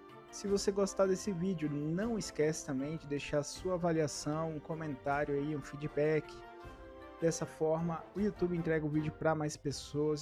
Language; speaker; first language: Portuguese; native; Portuguese